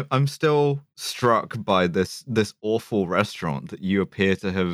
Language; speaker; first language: English; native; English